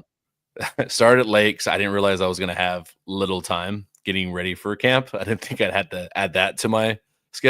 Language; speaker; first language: English; native; English